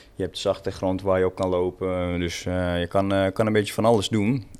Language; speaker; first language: Dutch; non-native, fluent; Swedish